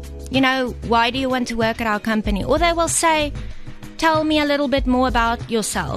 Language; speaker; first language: English; non-native, local second language; Afrikaans